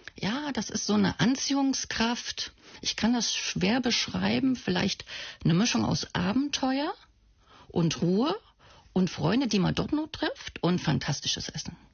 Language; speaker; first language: German; native; German